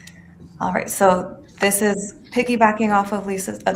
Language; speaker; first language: English; native; English